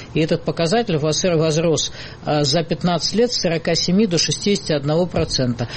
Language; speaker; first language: Russian; native; Russian